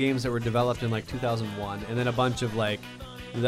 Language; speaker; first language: English; native; English